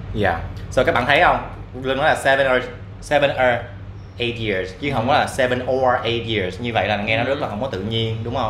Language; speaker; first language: Vietnamese; native; Vietnamese